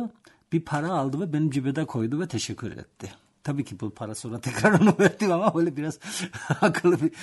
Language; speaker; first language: Turkish; non-native, learner; Georgian